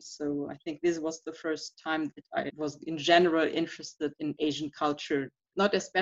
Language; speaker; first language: English; non-native, fluent; German